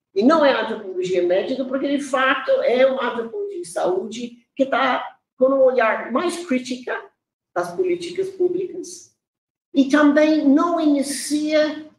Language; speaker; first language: Portuguese; non-native, fluent; English